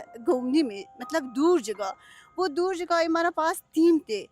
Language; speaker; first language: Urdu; non-native, learner; Persian